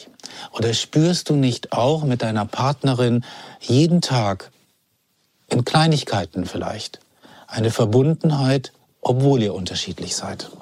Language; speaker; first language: German; native; German